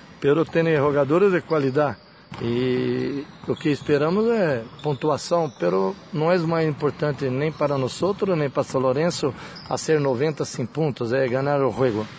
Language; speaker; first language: Portuguese; non-native, learner; Spanish